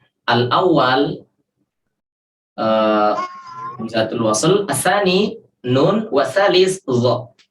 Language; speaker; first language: Arabic; non-native, fluent; Indonesian